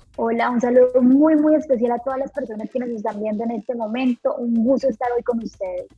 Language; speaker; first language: Spanish; native; Spanish